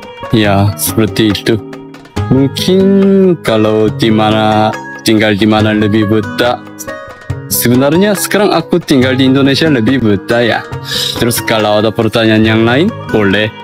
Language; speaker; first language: Indonesian; non-native, fluent; Korean